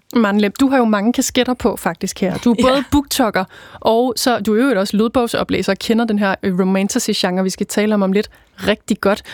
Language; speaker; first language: Danish; native; Danish